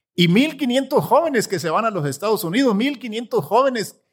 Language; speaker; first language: Spanish; native; Spanish